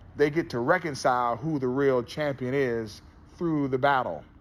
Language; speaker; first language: English; native; English